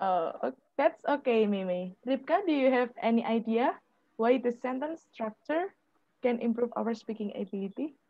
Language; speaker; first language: English; non-native, fluent; Indonesian